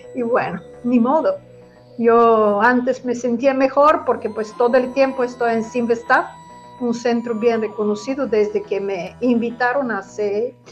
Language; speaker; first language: Spanish; non-native, fluent; Bulgarian